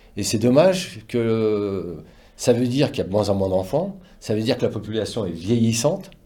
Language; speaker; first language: French; native; French